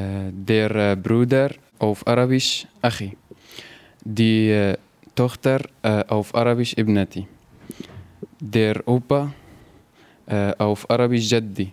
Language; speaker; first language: German; non-native, learner; Arabic